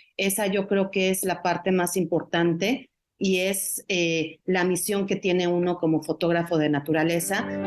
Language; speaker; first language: Spanish; native; Spanish